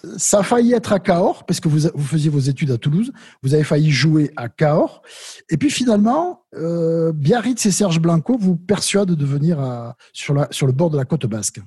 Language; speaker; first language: French; native; French